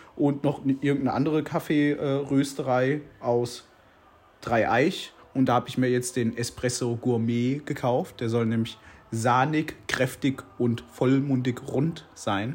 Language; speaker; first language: German; native; German